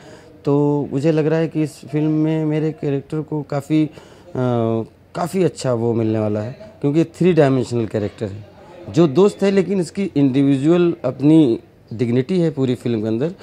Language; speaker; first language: Hindi; native; Hindi